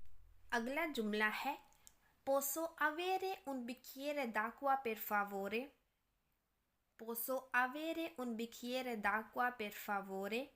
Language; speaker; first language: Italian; non-native, learner; Urdu